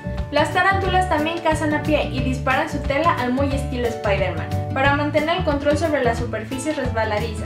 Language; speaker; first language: Spanish; native; Spanish